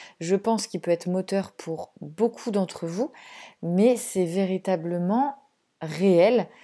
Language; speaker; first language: French; native; French